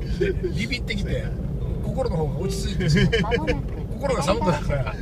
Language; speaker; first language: Japanese; native; Japanese